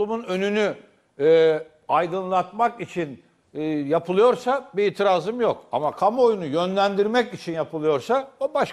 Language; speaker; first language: Turkish; native; Turkish